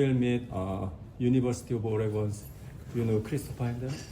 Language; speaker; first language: English; non-native, learner; Korean